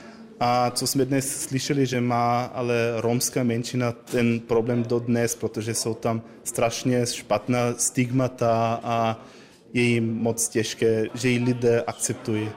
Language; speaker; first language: Czech; non-native, learner; Croatian